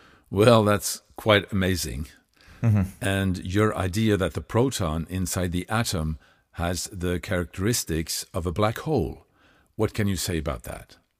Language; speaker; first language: English; non-native, fluent; Norwegian